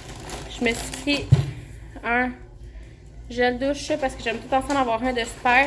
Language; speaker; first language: French; native; French